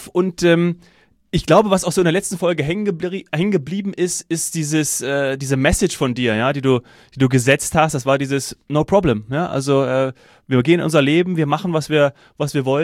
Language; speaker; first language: German; native; German